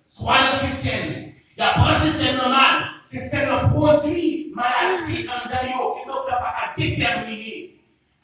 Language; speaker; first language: French; non-native, local second language; Haitian Creole